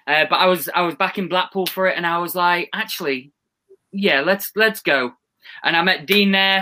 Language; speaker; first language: English; native; English